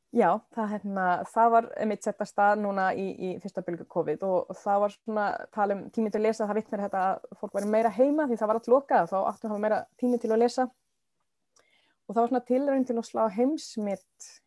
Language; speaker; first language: Icelandic; non-native, fluent; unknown